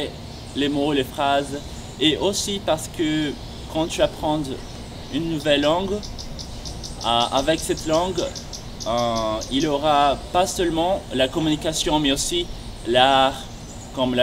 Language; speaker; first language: French; non-native, fluent; Portuguese